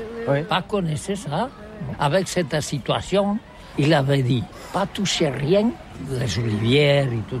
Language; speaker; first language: French; non-native, learner; Catalan